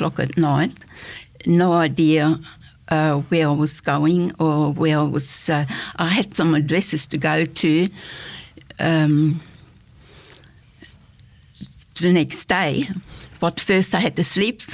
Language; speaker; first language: English; non-native, fluent; German